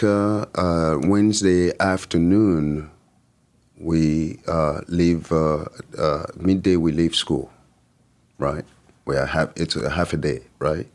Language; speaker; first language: English; non-native, fluent; French